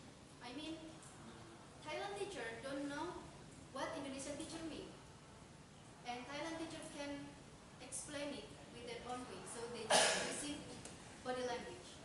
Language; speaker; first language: English; non-native, fluent; Indonesian